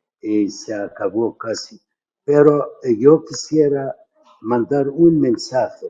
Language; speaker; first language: Spanish; non-native, fluent; Arabic